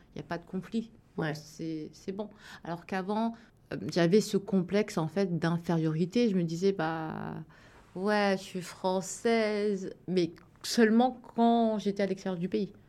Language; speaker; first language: French; early bilingual, other home language; Wolof